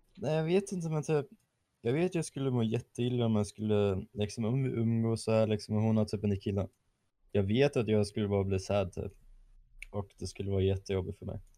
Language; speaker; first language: Swedish; non-native, fluent; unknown